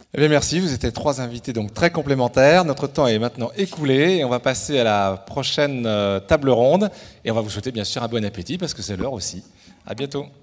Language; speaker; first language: French; native; French